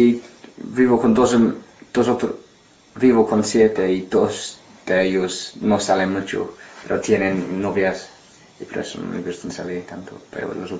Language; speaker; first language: Spanish; non-native, learner; English